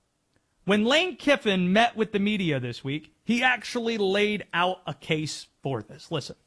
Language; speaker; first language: English; native; English